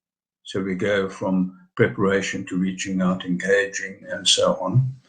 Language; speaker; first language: English; native; English